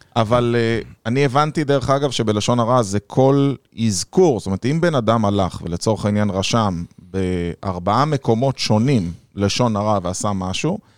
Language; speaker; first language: Hebrew; native; Hebrew